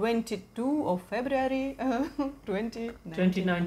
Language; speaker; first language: English; non-native, learner; Russian